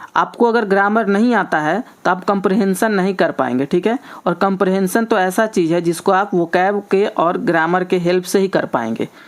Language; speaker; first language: Hindi; native; Hindi